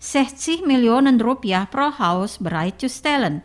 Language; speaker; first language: German; non-native, fluent; Indonesian